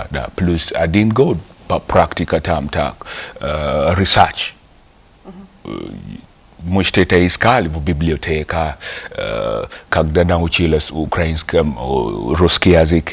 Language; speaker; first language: Russian; non-native, learner; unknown